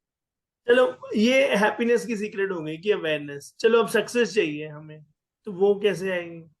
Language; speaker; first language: Hindi; native; Hindi